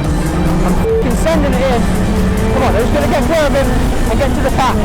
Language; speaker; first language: English; native; English